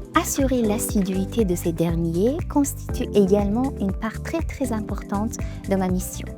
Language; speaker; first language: French; native; French